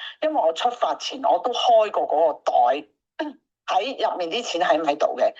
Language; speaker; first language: Cantonese; native; Cantonese